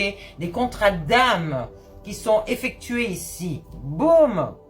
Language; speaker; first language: French; native; French